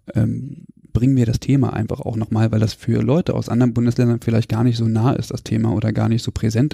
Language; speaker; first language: German; native; German